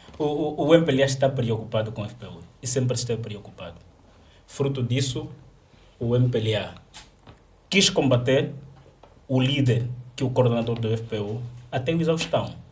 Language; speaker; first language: Portuguese; non-native, local second language; Kongo